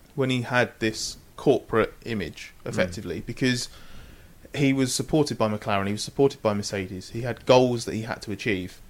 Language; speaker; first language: English; native; English